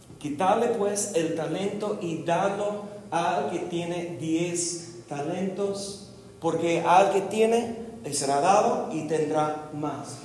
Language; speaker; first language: Spanish; non-native, fluent; English